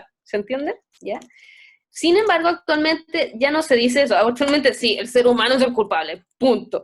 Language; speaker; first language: Spanish; native; Spanish